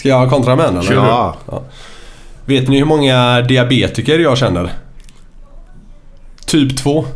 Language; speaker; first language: Swedish; native; Swedish